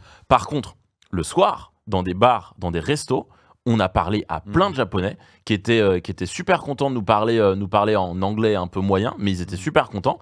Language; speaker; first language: French; native; French